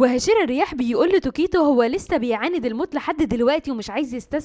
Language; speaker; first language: Arabic; native; Arabic